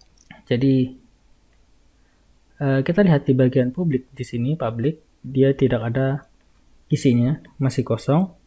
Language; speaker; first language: Indonesian; native; Indonesian